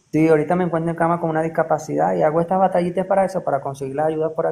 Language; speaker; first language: Spanish; native; Spanish